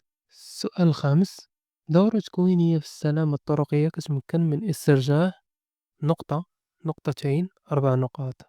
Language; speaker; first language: Arabic; native; Arabic